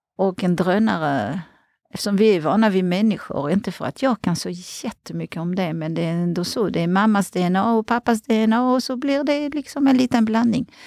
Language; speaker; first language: Swedish; non-native, fluent; French